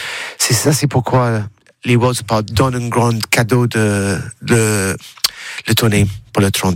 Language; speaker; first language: French; non-native, learner; English